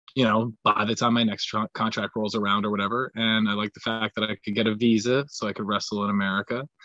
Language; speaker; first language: English; native; English